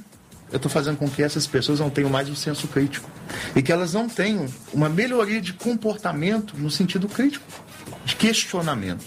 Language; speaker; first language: Portuguese; native; Portuguese